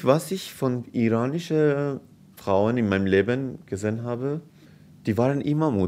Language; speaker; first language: German; non-native, fluent; Persian